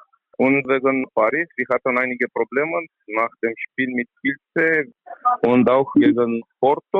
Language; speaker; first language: German; non-native, learner; Romanian